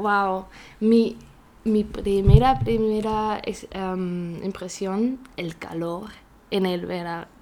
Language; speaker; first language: Spanish; non-native, learner; German